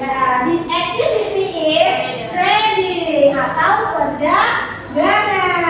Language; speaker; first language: English; non-native, learner; Indonesian